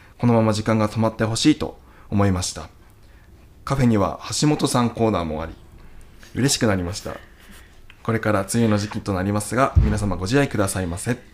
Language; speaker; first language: Japanese; native; Japanese